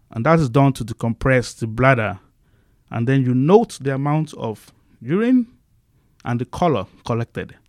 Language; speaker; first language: English; non-native, local second language; Igbo